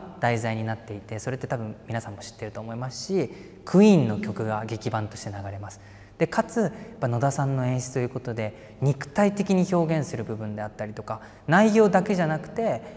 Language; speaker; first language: Japanese; native; Japanese